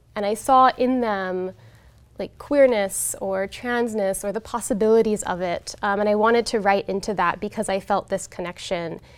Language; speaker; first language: English; native; English